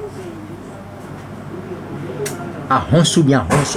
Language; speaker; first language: French; non-native, local second language; Fon